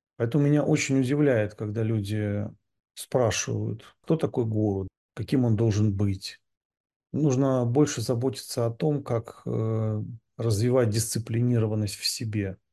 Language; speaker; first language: Russian; native; Russian